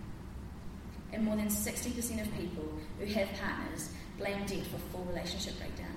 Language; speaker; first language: English; native; English